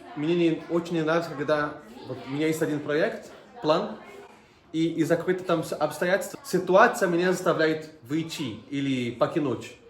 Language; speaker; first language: Russian; non-native, fluent; Portuguese